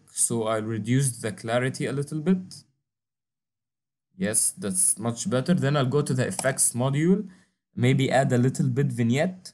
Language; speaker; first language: English; non-native, fluent; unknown